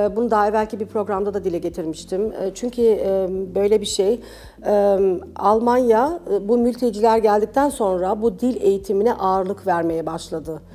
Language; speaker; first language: Turkish; early bilingual, heritage; Turkish